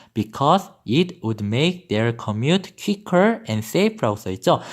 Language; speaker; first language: English; non-native, fluent; Korean